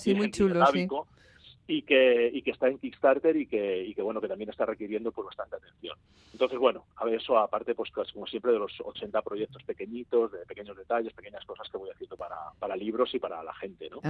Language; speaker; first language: Spanish; native; Spanish